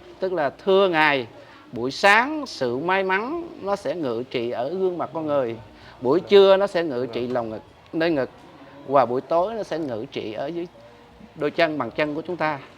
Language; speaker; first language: Vietnamese; non-native, local second language; Khmer